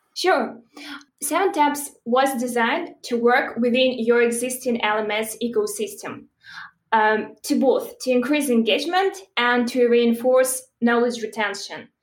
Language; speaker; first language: English; non-native, fluent; Russian